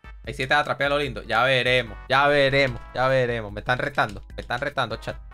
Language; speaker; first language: Spanish; native; Spanish